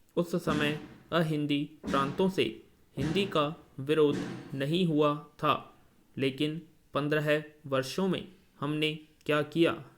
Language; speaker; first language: Hindi; native; Hindi